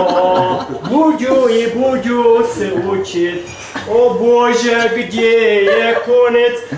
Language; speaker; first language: Russian; non-native, learner; English